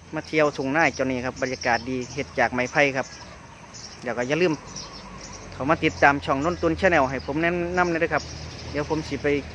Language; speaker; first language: Thai; native; Thai